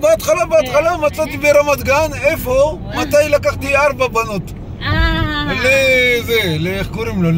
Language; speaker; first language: Hebrew; non-native, fluent; Nepali